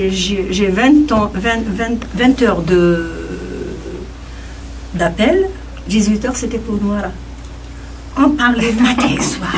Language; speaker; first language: French; non-native, local second language; Kabyle